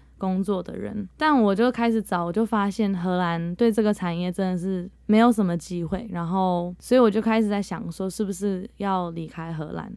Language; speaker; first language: Chinese; early bilingual, heritage; Chinese